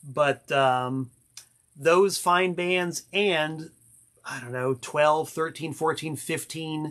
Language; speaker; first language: English; native; English